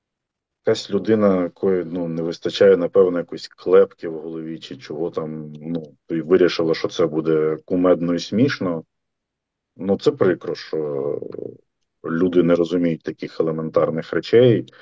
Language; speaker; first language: Ukrainian; native; Ukrainian